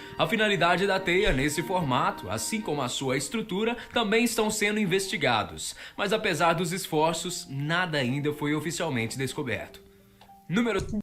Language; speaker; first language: Portuguese; native; Portuguese